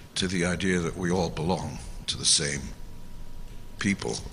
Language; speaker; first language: English; early bilingual, other home language; Hungarian